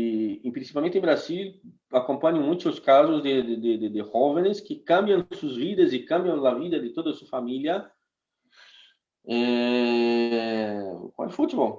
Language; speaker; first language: Spanish; non-native, fluent; Portuguese